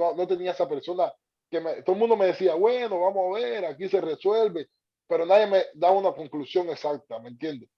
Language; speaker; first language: Spanish; native; Spanish